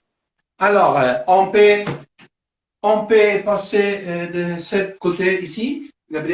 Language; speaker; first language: French; non-native, fluent; Italian